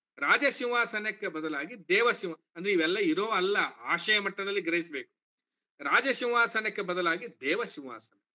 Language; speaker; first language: Kannada; native; Kannada